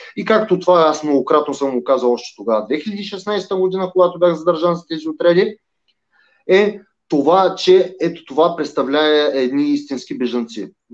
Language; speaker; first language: Bulgarian; native; Bulgarian